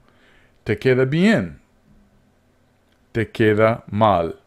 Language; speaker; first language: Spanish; non-native, fluent; English